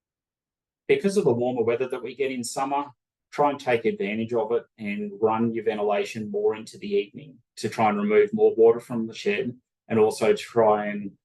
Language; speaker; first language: English; native; English